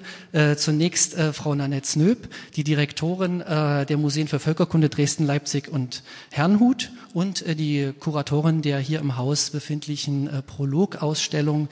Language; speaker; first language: German; native; German